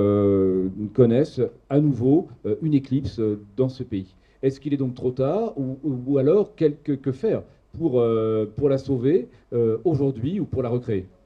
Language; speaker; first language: French; native; French